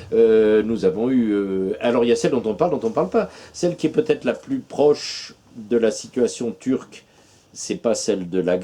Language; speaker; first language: French; native; French